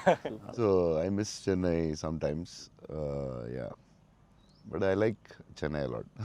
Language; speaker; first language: Tamil; non-native, local second language; Telugu